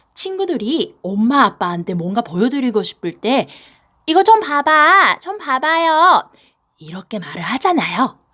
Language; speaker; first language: Korean; non-native, fluent; Japanese